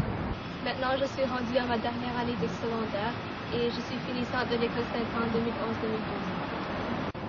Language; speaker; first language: French; early bilingual, other home language; Arabic